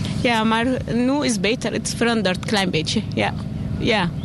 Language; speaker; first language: Dutch; non-native, learner; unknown